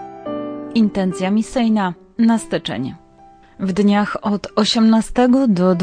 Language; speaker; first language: Polish; native; Polish